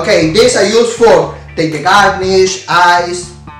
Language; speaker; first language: English; non-native, learner; Spanish